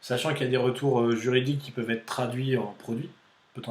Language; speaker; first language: French; native; French